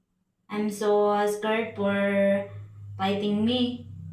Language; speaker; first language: English; non-native, local second language; Filipino